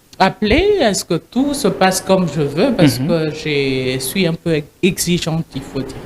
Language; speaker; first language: French; non-native, local second language; Lingala